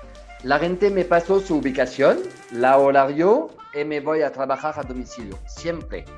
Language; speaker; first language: Spanish; non-native, learner; French